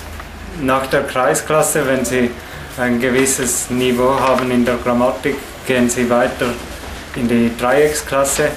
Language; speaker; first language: German; non-native, fluent; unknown